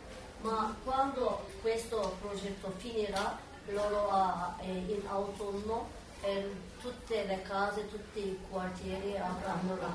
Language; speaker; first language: Italian; non-native, learner; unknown